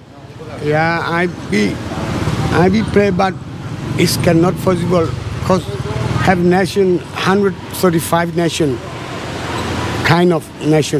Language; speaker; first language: English; non-native, learner; Burmese